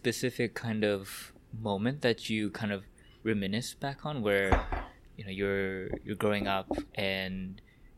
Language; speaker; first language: English; early bilingual, other home language; Korean